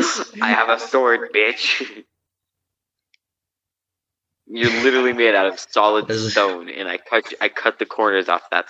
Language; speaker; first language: English; native; English